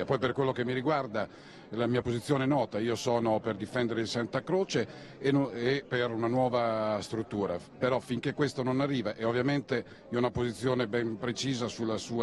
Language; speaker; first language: Italian; native; Italian